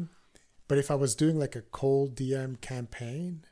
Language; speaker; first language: English; non-native, fluent; French